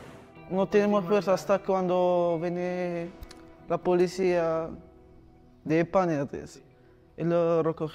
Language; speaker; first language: Spanish; non-native, learner; Arabic